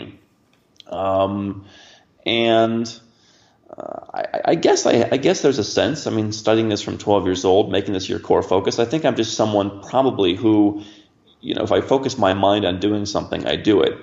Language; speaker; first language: English; native; English